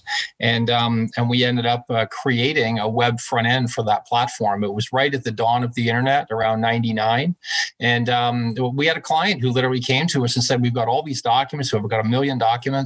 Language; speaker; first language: English; native; English